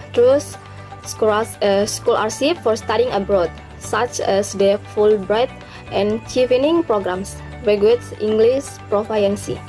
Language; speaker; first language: English; non-native, learner; Indonesian